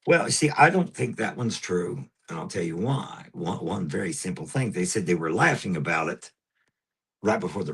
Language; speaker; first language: English; native; English